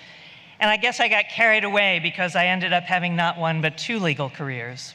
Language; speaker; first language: English; native; English